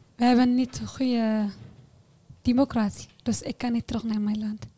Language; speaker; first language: Dutch; non-native, fluent; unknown